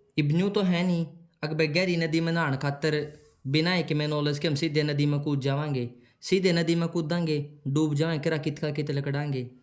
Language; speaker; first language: Hindi; native; Hindi